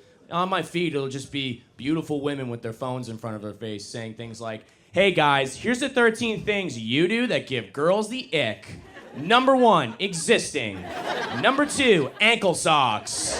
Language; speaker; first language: English; native; English